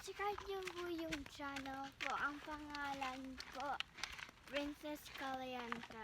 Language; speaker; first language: Filipino; early bilingual, heritage; Filipino